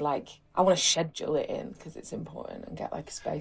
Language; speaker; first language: English; native; English